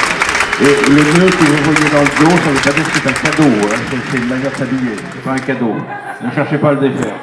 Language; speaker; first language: French; native; French